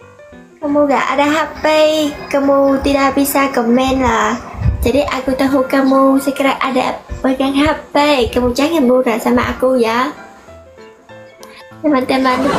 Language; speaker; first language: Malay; non-native, learner; Vietnamese